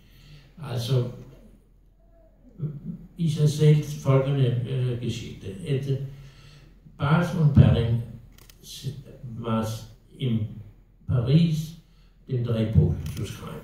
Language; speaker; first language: German; non-native, learner; Danish